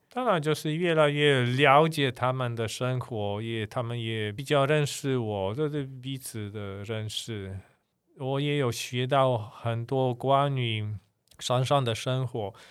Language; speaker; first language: Chinese; non-native, fluent; Polish